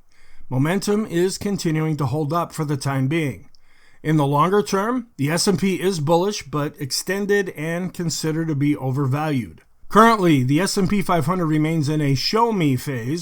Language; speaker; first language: English; native; English